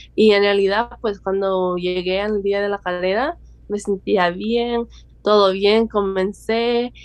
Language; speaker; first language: Spanish; native; Spanish